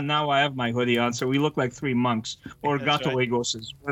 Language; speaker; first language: English; early bilingual, other home language; Arabic